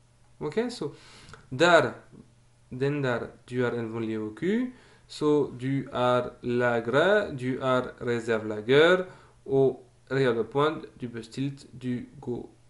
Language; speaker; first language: Norwegian; non-native, fluent; French